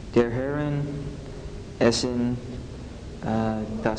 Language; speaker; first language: German; non-native, learner; English